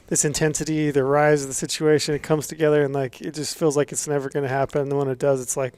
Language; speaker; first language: English; native; English